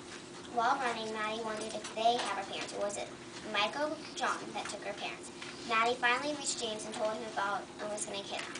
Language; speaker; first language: English; native; English